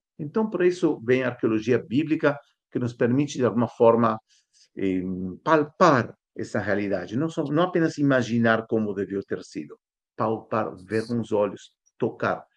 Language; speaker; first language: Portuguese; non-native, fluent; Spanish